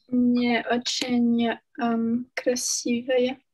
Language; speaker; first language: Russian; non-native, learner; French